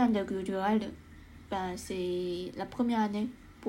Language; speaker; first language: French; non-native, learner; Chinese